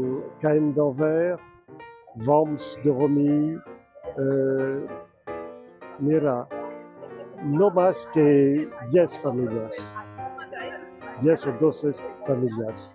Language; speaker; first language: Spanish; non-native, fluent; French